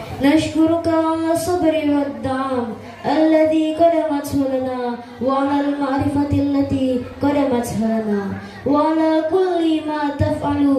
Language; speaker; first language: Arabic; non-native, learner; Indonesian